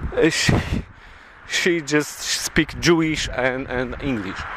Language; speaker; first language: English; non-native, learner; Polish